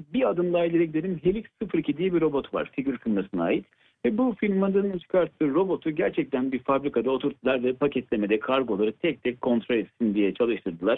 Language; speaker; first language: Turkish; native; Turkish